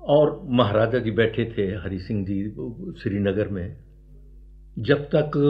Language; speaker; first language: Hindi; native; Hindi